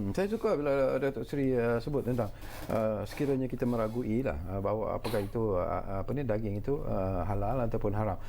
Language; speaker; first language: Malay; native; Malay